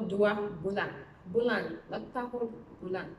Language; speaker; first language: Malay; non-native, learner; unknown